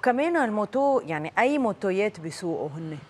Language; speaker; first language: Arabic; native; Arabic